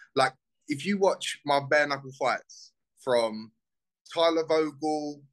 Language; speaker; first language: English; native; English